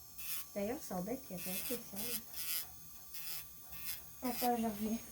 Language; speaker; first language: French; native; French